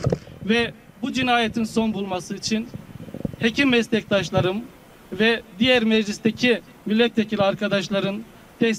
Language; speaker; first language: Turkish; native; Turkish